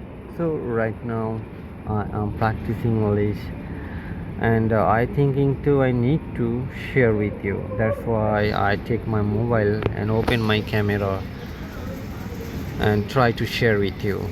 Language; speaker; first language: English; non-native, learner; Bangla